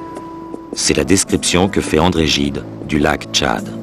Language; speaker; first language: French; native; French